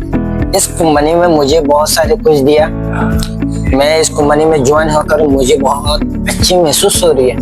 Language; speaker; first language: Hindi; non-native, learner; Rohingya